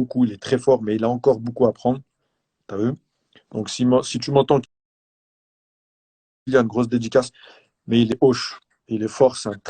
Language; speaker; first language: French; native; French